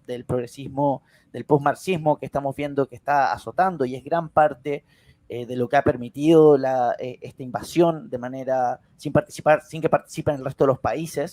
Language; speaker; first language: Spanish; native; Spanish